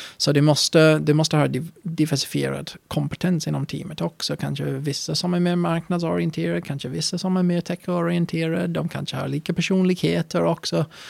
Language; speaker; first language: Swedish; non-native, fluent; English